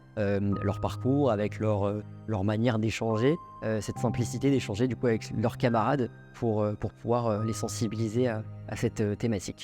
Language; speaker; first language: French; native; French